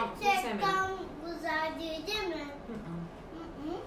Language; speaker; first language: Turkish; early bilingual, heritage; Turkish